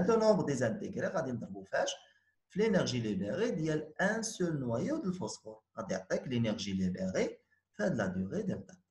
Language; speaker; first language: French; non-native, local second language; Arabic